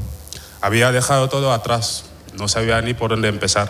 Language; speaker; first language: Spanish; non-native, fluent; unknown